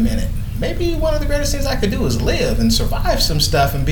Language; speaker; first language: English; native; English